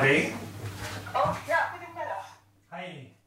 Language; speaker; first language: Dutch; non-native, fluent; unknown